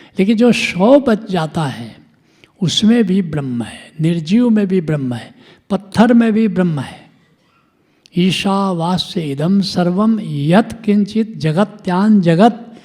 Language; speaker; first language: Hindi; non-native, local second language; Bhojpuri